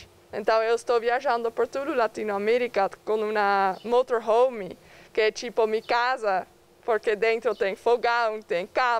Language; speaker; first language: Portuguese; non-native, fluent; Dutch